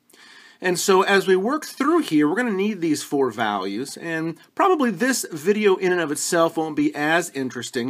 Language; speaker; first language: English; native; English